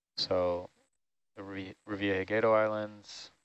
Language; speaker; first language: English; native; English